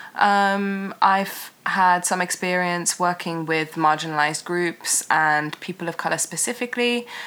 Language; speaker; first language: English; native; English